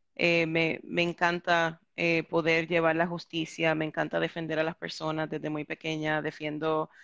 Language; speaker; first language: Spanish; early bilingual, heritage; Spanish